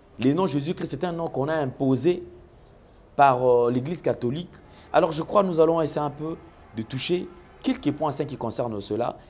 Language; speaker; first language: French; non-native, local second language; Lingala